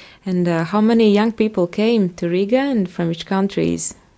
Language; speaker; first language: English; non-native, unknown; Latvian